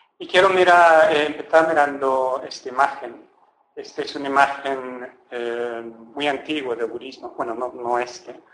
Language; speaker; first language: Spanish; non-native, fluent; English